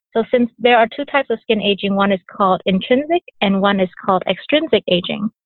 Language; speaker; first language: English; early bilingual, other home language; Vietnamese